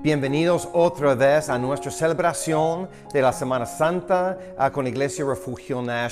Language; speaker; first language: Spanish; non-native, fluent; English